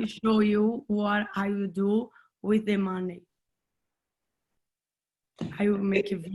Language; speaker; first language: English; non-native, learner; Portuguese